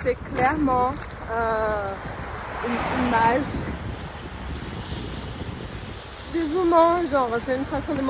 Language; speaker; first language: French; non-native, learner; Portuguese